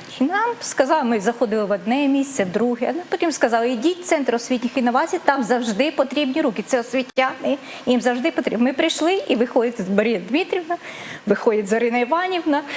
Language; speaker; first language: Ukrainian; non-native, local second language; Russian